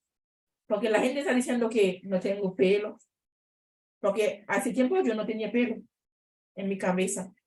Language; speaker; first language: Spanish; non-native, learner; Haitian Creole